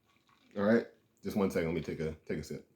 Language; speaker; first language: English; native; English